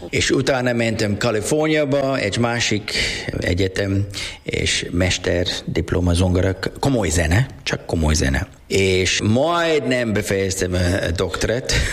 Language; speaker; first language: Hungarian; non-native, learner; English